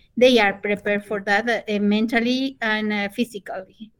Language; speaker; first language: English; non-native, fluent; Spanish